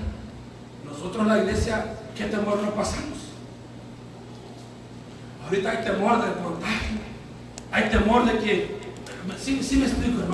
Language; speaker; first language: Spanish; native; Spanish